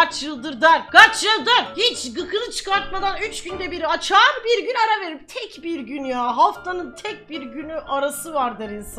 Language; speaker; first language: Turkish; native; Turkish